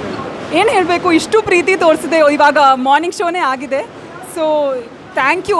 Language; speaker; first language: Kannada; non-native, learner; Malayalam